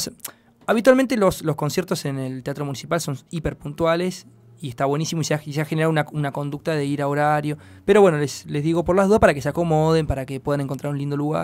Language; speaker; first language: Spanish; native; Spanish